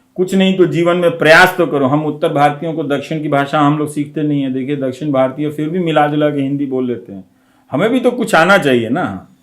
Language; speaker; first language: Hindi; non-native, local second language; Bhojpuri